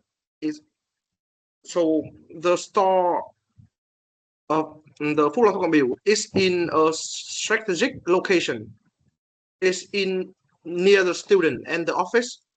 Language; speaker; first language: English; non-native, learner; Vietnamese